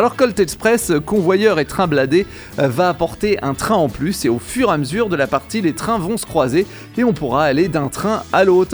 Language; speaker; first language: French; native; French